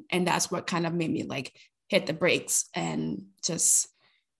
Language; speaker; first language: English; early bilingual, other home language; Spanish